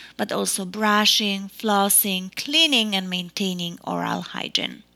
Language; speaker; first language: English; non-native, fluent; Polish